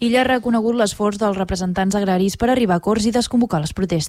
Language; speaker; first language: Catalan; native; Catalan